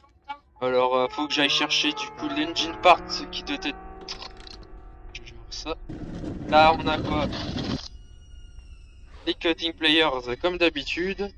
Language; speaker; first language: French; native; French